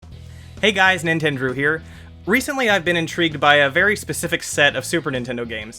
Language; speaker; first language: English; native; English